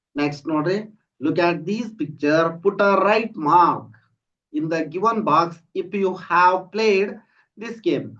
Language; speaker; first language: English; non-native, local second language; Kannada